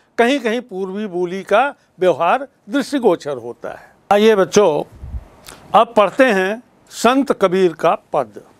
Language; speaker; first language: Hindi; native; Hindi